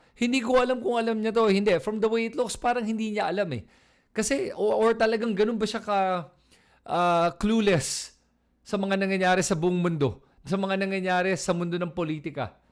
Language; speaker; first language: Filipino; native; Filipino